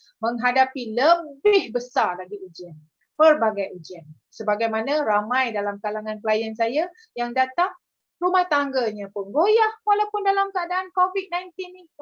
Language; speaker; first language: Malay; native; Malay